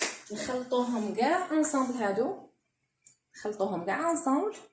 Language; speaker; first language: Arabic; native; Arabic